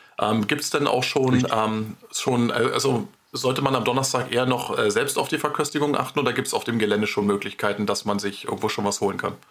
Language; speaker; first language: German; native; German